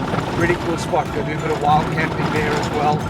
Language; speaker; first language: English; native; English